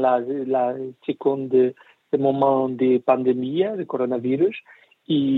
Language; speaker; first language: French; non-native, learner; Portuguese